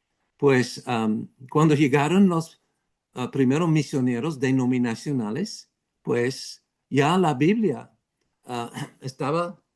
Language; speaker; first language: Spanish; non-native, fluent; English